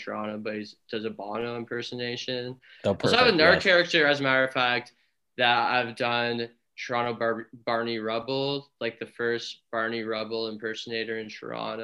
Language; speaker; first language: English; native; English